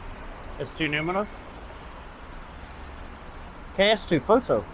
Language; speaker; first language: Spanish; non-native, learner; English